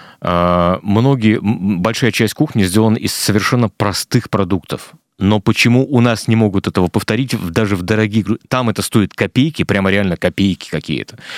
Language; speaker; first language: Russian; native; Russian